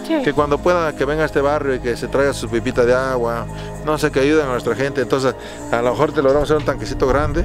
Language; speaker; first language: Spanish; native; Spanish